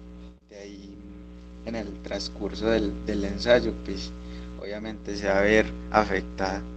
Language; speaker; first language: Spanish; native; Spanish